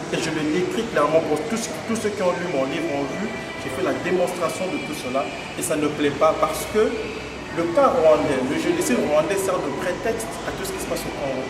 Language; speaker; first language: French; non-native, local second language; Lingala